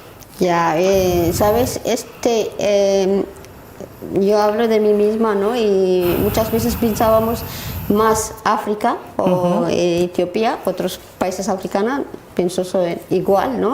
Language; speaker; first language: Spanish; non-native, learner; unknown